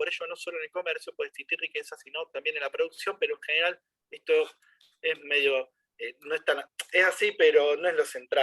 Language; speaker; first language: Spanish; native; Spanish